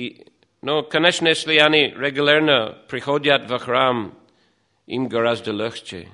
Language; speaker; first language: Russian; non-native, fluent; English